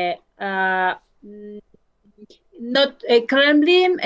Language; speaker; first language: English; non-native, learner; Spanish